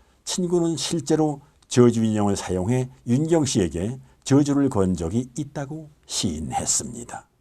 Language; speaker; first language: Korean; native; Korean